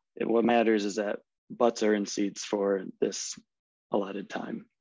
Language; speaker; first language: English; native; English